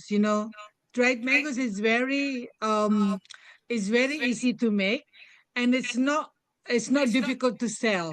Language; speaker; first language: English; non-native, fluent; Indonesian